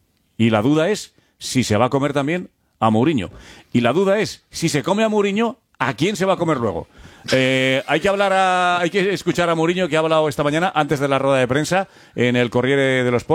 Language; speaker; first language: Spanish; native; Spanish